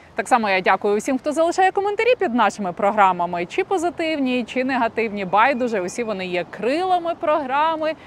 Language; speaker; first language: Ukrainian; native; Ukrainian